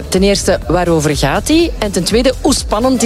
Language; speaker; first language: Dutch; native; Dutch